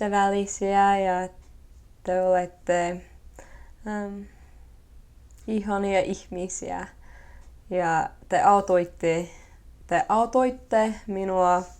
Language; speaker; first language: Finnish; non-native, fluent; English